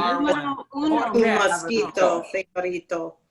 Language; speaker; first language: Spanish; non-native, learner; English